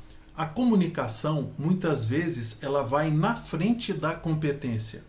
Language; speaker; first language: Portuguese; native; Portuguese